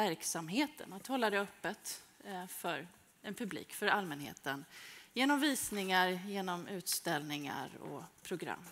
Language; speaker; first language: Swedish; native; Swedish